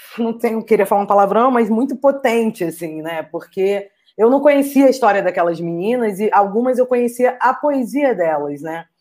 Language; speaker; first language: Portuguese; native; Portuguese